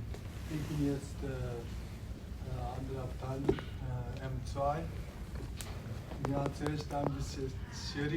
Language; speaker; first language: German; non-native, learner; Tibetan